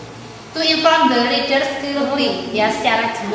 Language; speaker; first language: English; non-native, learner; Indonesian